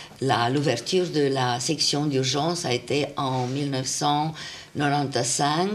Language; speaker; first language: French; non-native, fluent; Romanian